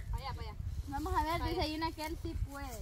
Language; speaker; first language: Spanish; native; Spanish